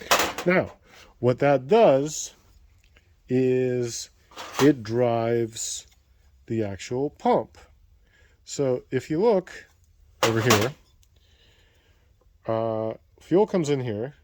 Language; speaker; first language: English; native; English